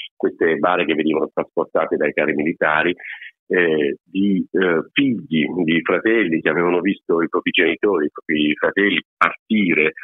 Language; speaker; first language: Italian; native; Italian